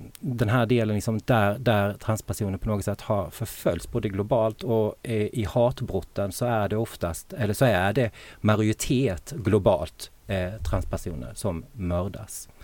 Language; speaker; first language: Swedish; native; Swedish